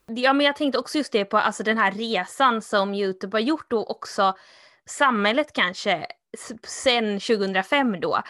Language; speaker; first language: Swedish; native; Swedish